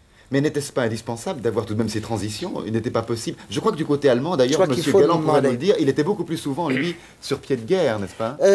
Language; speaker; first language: French; native; French